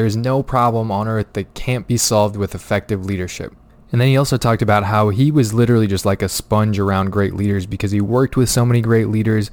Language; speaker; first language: English; native; English